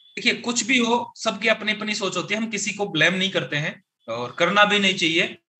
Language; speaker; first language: Hindi; native; Hindi